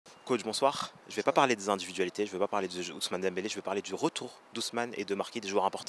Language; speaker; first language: French; native; French